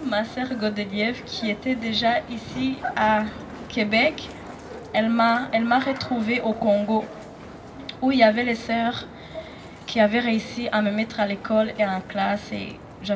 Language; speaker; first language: French; non-native, local second language; Rundi